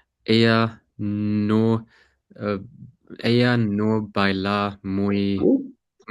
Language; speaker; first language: Spanish; non-native, learner; English